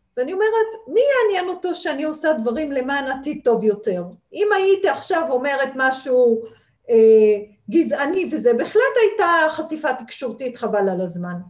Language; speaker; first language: Hebrew; non-native, local second language; Arabic